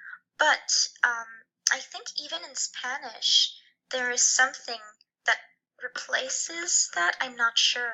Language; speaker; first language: English; non-native, fluent; French